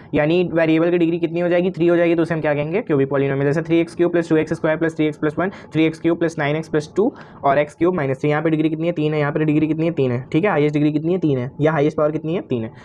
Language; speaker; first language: Hindi; native; Hindi